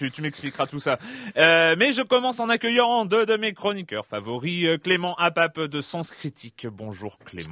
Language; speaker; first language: French; native; French